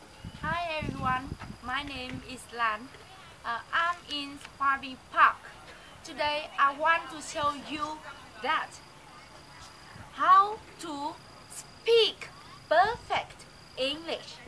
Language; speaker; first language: English; non-native, learner; Vietnamese